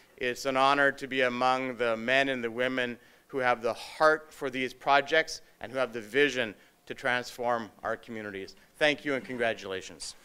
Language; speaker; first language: English; native; English